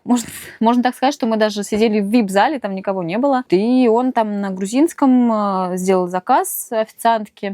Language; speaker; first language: Russian; native; Russian